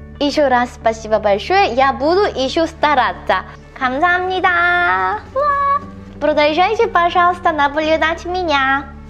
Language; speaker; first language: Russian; non-native, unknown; Korean